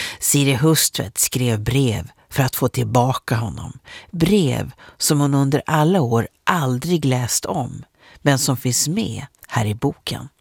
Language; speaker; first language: Swedish; native; Swedish